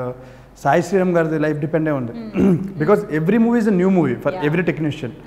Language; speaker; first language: Telugu; native; Telugu